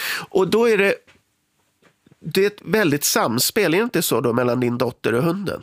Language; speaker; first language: Swedish; native; Swedish